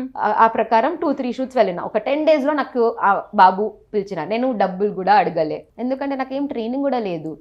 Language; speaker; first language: Telugu; non-native, local second language; Gujarati